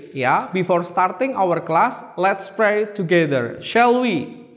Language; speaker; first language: English; non-native, fluent; Indonesian